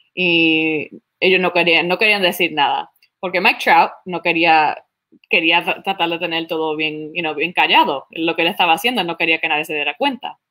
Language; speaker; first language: Spanish; early bilingual, heritage; Spanish